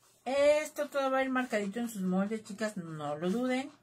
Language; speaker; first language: Spanish; native; Spanish